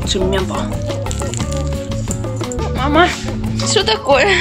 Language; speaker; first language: Chinese; non-native, learner; Russian